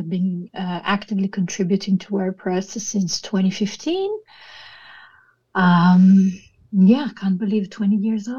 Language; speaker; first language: English; non-native, fluent; Italian